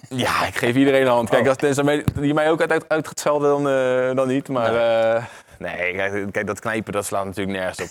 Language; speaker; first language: Dutch; native; Dutch